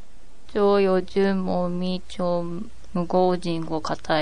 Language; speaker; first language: Korean; non-native, learner; Japanese